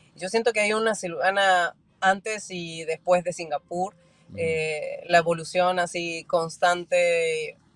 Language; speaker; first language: Spanish; native; Spanish